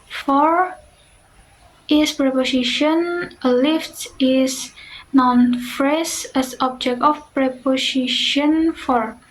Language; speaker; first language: English; non-native, learner; Indonesian